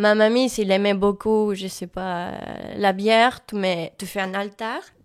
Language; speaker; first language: French; non-native, learner; Spanish